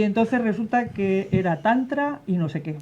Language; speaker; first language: Spanish; native; Spanish